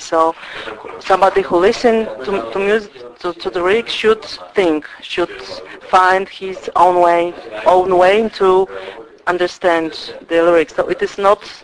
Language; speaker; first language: English; non-native, fluent; Polish